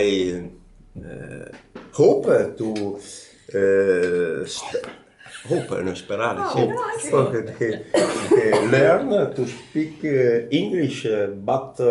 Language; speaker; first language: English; non-native, learner; Italian